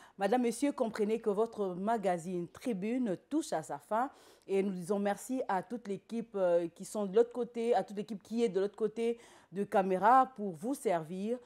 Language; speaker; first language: French; non-native, local second language; Lingala